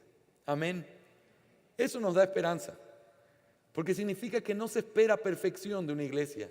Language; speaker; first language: Spanish; native; Spanish